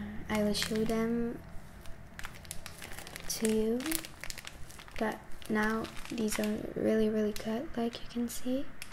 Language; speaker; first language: English; non-native, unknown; Dutch